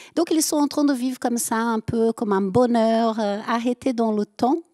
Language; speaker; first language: French; native; French